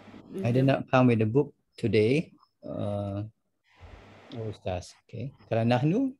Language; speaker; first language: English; non-native, local second language; Malay